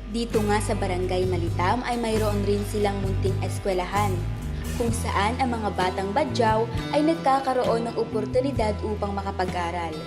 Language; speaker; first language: Filipino; native; Filipino